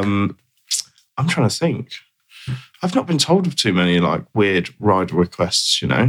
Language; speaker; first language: English; native; English